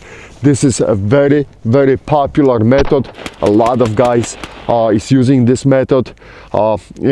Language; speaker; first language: English; non-native, fluent; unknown